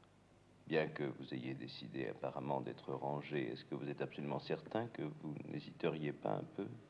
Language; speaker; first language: French; native; French